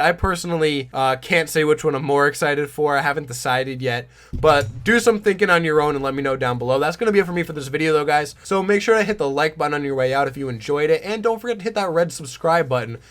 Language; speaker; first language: English; native; English